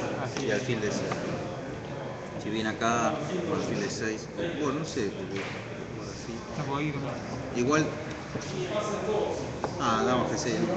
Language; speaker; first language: Spanish; native; Spanish